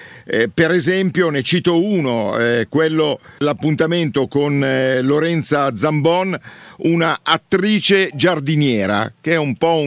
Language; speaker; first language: Italian; native; Italian